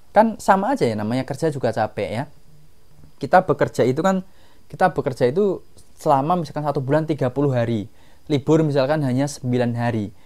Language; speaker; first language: Indonesian; non-native, local second language; Javanese